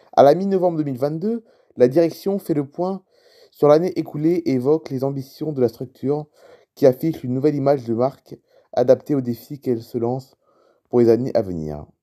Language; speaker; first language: French; native; French